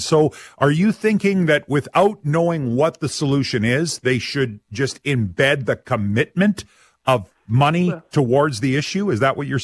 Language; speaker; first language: English; native; English